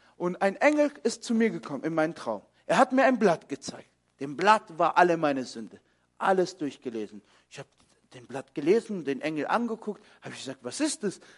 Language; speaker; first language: German; early bilingual, other home language; Kurdish